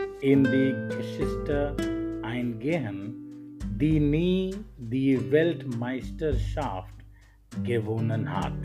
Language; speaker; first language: German; non-native, learner; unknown